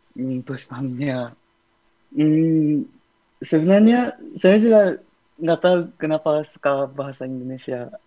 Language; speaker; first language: Indonesian; non-native, fluent; Japanese